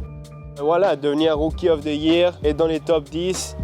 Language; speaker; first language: French; early bilingual, heritage; French